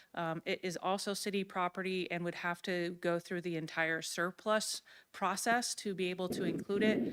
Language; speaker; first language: English; native; English